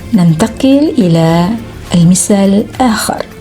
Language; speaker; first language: Arabic; non-native, fluent; Malay